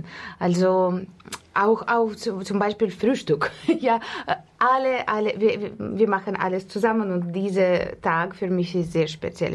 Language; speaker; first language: German; non-native, fluent; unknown